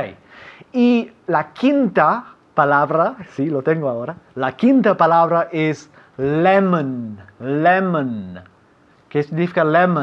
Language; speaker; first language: Spanish; non-native, fluent; English